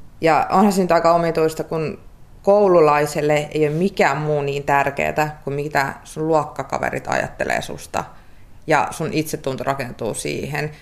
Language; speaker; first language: Finnish; early bilingual, other home language; Russian